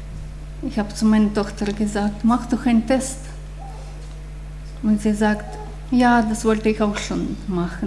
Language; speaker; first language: German; non-native, fluent; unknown